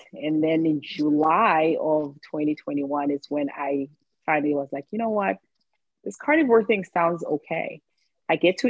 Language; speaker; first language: English; non-native, local second language; Swati